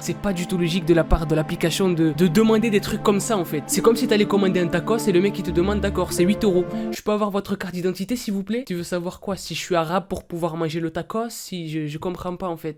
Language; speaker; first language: French; native; French